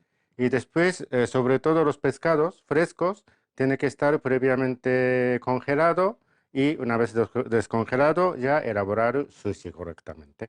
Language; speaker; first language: Spanish; non-native, fluent; Japanese